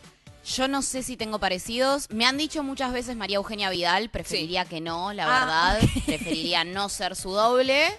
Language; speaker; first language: Spanish; native; Spanish